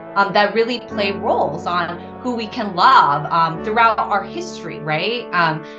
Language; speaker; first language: English; native; English